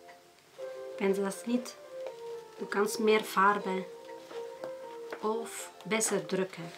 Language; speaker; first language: German; non-native, learner; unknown